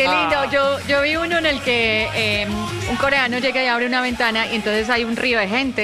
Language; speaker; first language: Spanish; native; Spanish